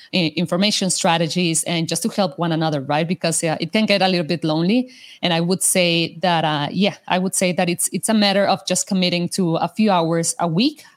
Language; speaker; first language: English; non-native, fluent; Spanish